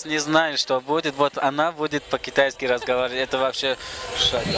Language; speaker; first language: Russian; non-native, local second language; Tajik